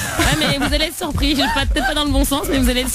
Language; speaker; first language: French; native; French